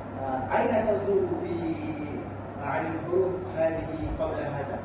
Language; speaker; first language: Arabic; non-native, learner; Malay